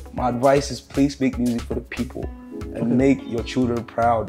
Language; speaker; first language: English; non-native, local second language; Hausa